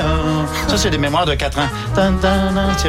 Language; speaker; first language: French; native; French